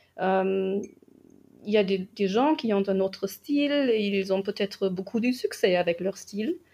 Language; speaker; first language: French; non-native, fluent; German